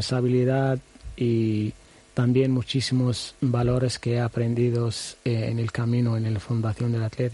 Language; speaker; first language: Spanish; non-native, learner; Arabic